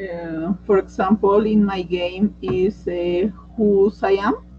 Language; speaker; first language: English; non-native, learner; Spanish